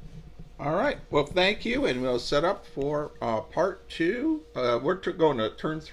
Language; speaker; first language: English; native; English